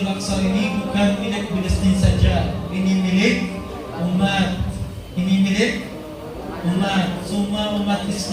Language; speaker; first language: Indonesian; non-native, learner; Arabic